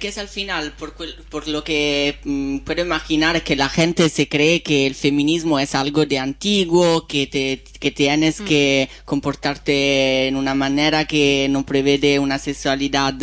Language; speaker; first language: Spanish; non-native, fluent; Italian